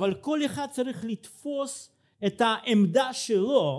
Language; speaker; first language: Hebrew; non-native, fluent; Russian